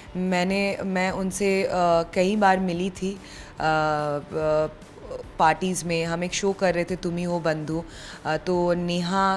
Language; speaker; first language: Hindi; non-native, local second language; Bangla